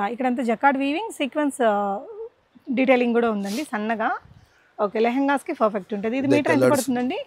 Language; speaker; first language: Telugu; native; Telugu